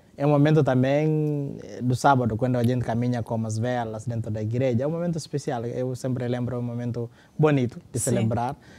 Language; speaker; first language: Portuguese; non-native, fluent; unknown